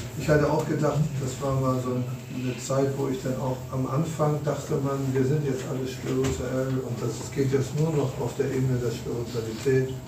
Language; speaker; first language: German; native; German